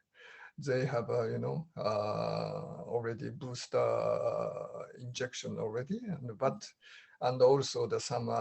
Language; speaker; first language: English; non-native, learner; Japanese